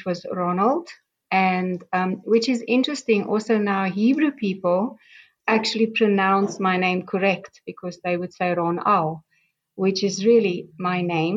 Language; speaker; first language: English; non-native, local second language; Afrikaans